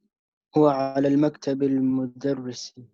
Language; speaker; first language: Arabic; non-native, learner; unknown